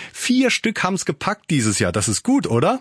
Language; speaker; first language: German; native; German